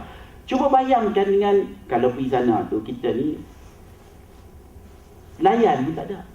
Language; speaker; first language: Malay; native; Malay